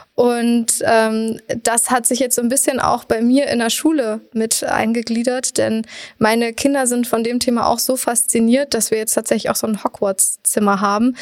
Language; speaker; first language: German; native; German